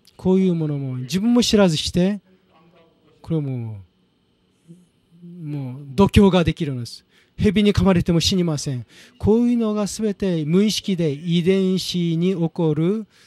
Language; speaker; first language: Japanese; non-native, fluent; Korean